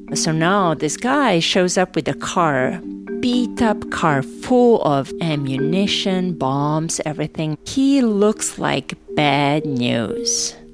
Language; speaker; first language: English; non-native, fluent; Serbian